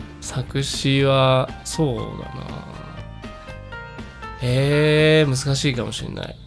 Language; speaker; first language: Japanese; native; Japanese